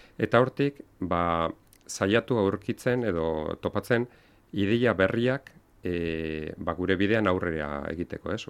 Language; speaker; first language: Basque; non-native, local second language; Spanish